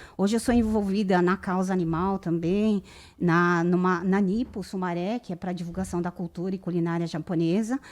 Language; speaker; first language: Portuguese; early bilingual, other home language; Japanese